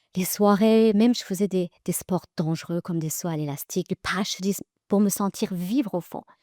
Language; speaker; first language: French; early bilingual, other home language; Persian